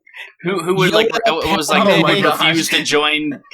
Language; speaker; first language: English; native; English